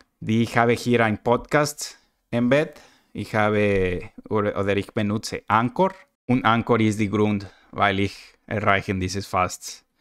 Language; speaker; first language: German; non-native, learner; Spanish